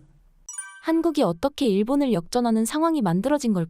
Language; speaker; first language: Korean; native; Korean